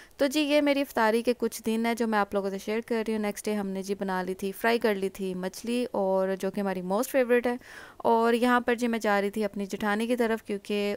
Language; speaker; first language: Urdu; native; Urdu